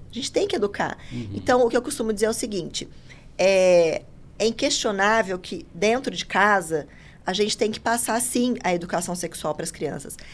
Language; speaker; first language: Portuguese; native; Portuguese